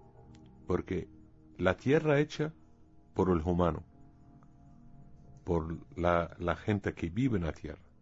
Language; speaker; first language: Spanish; non-native, learner; Arabic